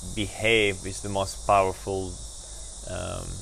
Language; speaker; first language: English; non-native, fluent; Spanish